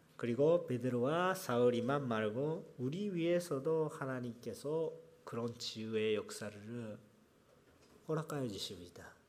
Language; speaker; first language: Korean; non-native, fluent; Japanese